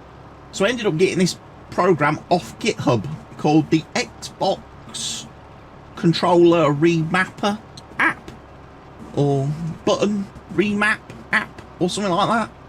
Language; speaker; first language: English; native; English